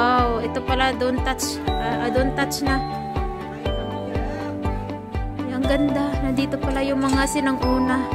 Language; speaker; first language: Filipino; native; Filipino